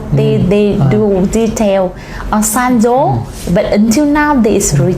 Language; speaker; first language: English; non-native, learner; Vietnamese